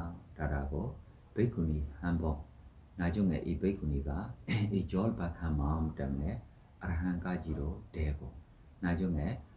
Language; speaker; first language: Korean; non-native, learner; Burmese